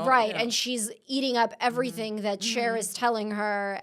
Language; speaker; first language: English; native; English